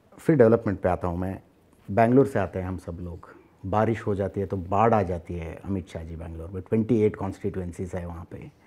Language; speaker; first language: Hindi; non-native, local second language; Kannada